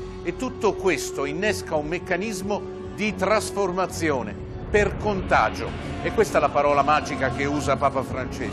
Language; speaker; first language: Italian; native; Italian